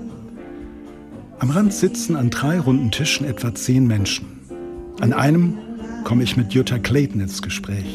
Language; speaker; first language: German; native; German